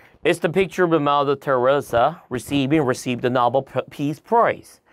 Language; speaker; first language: English; non-native, fluent; Korean